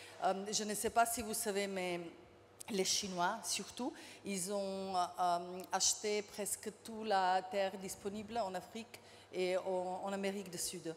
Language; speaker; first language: French; non-native, fluent; Slovenian